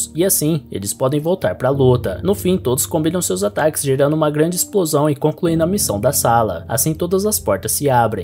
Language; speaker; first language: Portuguese; native; Portuguese